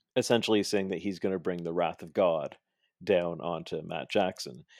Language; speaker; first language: English; native; English